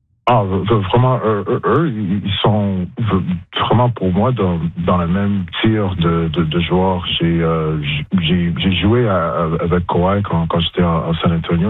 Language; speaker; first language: French; non-native, local second language; English